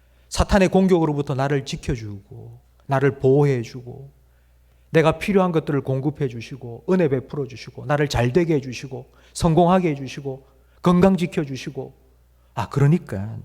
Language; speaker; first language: Korean; native; Korean